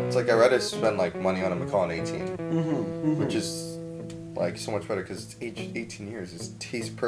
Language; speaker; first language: English; native; English